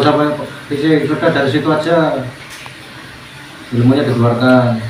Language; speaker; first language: Indonesian; native; Indonesian